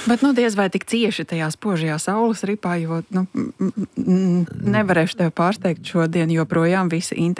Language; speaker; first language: Latvian; native; Latvian